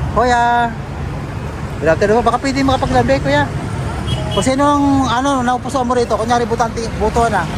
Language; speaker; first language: Filipino; native; Filipino